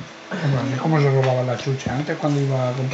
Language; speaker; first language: Spanish; native; Spanish